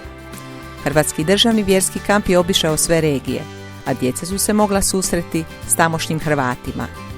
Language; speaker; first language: Croatian; native; Croatian